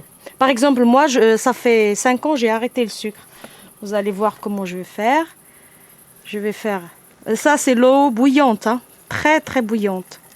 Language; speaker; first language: French; non-native, fluent; Arabic